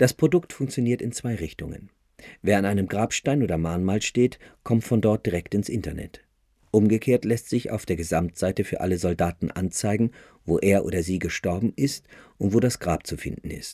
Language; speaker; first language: German; native; German